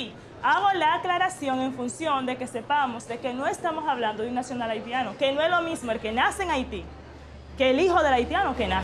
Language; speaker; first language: Spanish; native; Spanish